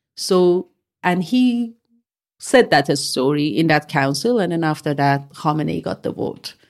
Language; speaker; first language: English; non-native, fluent; Persian